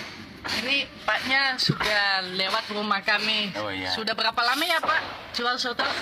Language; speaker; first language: Indonesian; non-native, fluent; English